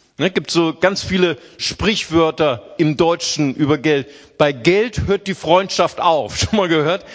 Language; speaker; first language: German; early bilingual, other home language; Portuguese